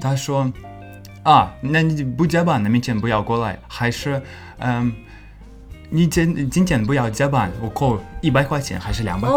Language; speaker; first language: Chinese; non-native, learner; English